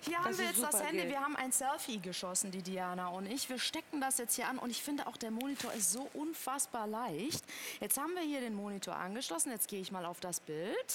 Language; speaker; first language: German; native; German